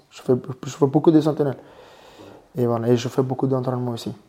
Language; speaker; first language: French; non-native, learner; Mongolian